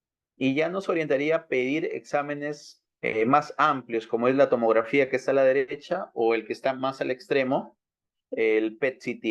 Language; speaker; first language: Spanish; native; Spanish